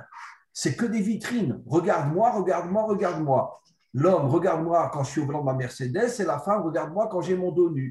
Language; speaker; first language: French; native; French